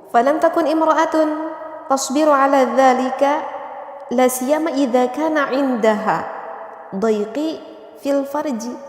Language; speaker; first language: Arabic; non-native, fluent; Indonesian